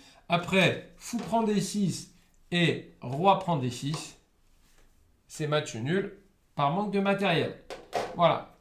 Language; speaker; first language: French; native; French